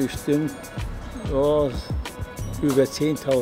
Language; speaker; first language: German; non-native, learner; Turkish